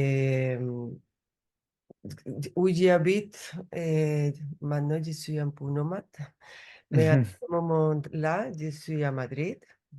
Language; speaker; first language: French; non-native, learner; Spanish